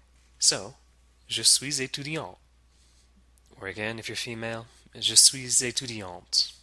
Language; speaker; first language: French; non-native, fluent; English